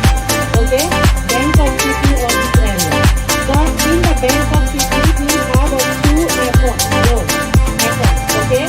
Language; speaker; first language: English; non-native, learner; Thai